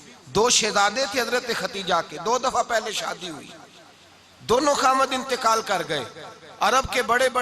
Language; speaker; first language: Hindi; non-native, local second language; Punjabi